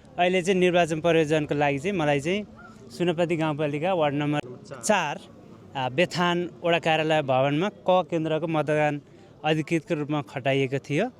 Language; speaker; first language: Nepali; native; Nepali